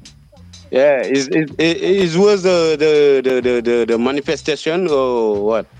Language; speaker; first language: English; non-native, learner; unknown